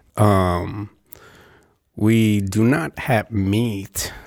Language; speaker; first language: English; non-native, local second language; Nepali